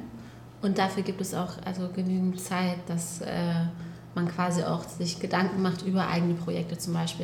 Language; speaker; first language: German; native; German